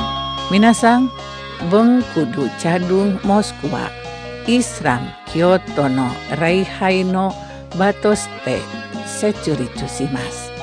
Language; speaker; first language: Japanese; non-native, fluent; Indonesian